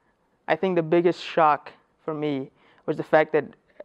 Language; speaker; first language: English; early bilingual, other home language; Persian